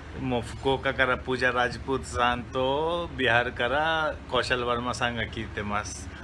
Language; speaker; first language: Japanese; non-native, fluent; Hindi